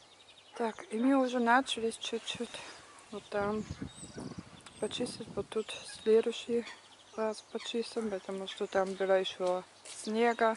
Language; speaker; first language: Russian; non-native, learner; German